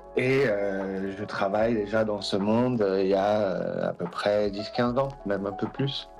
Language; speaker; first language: French; early bilingual, other home language; Portuguese